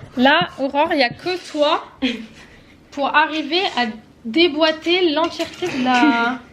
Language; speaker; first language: French; early bilingual, other home language; Portuguese